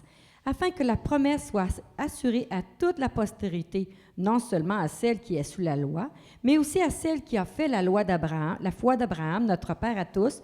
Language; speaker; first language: French; native; French